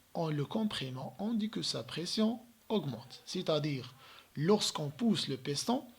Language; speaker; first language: French; non-native, local second language; Arabic